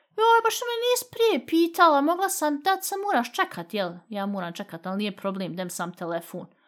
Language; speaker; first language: Bosnian; early bilingual, heritage; Bosnian